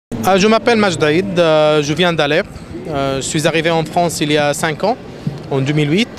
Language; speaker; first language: French; non-native, fluent; Arabic